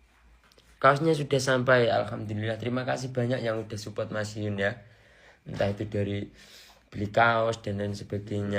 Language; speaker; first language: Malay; non-native, local second language; Javanese